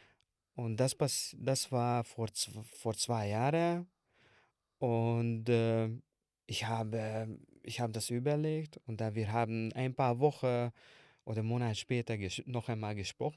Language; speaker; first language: German; non-native, learner; Hungarian